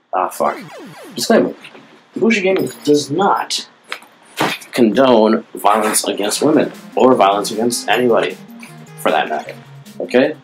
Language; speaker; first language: English; native; English